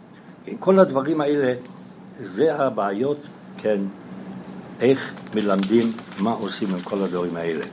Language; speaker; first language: Hebrew; non-native, fluent; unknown